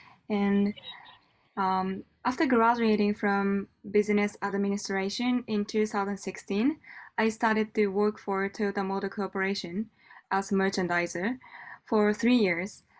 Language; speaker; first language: English; non-native, learner; Japanese